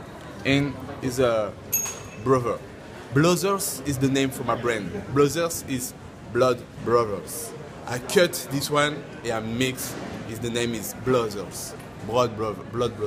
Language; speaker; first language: English; non-native, learner; French